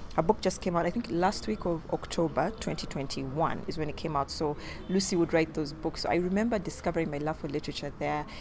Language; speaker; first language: English; non-native, local second language; Ganda